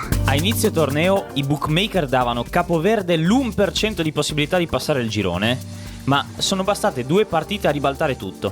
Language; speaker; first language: Italian; native; Italian